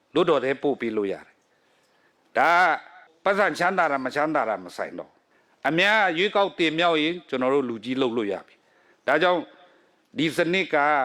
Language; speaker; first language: Burmese; non-native, local second language; Pa'o Karen